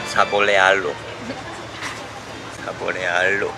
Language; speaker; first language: Spanish; non-native, learner; Japanese